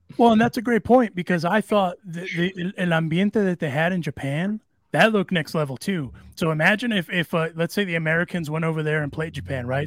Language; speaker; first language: English; early bilingual, other home language; Spanish